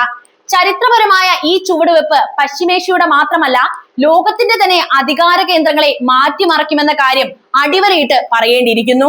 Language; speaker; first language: Malayalam; native; Malayalam